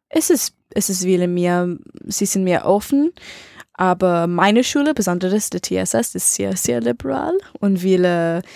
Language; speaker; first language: German; non-native, learner; English